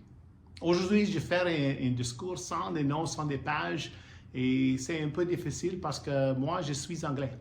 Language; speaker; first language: French; non-native, learner; English